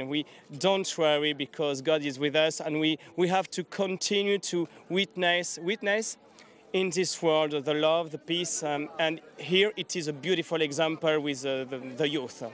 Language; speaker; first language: English; non-native, learner; French